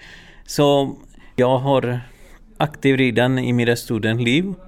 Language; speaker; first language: Swedish; non-native, learner; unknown